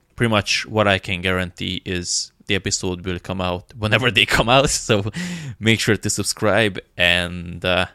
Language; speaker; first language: English; non-native, fluent; Romanian